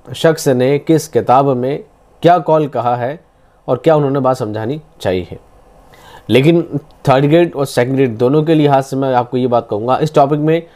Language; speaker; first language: Urdu; native; Urdu